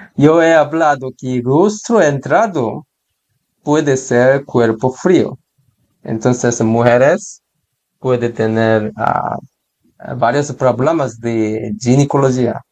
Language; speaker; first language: Spanish; non-native, learner; Korean